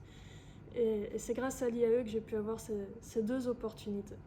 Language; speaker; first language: French; native; French